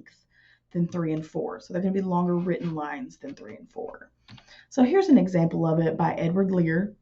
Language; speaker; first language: English; native; English